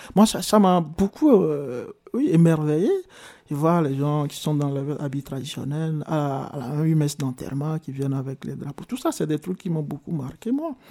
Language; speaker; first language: French; non-native, local second language; Ewe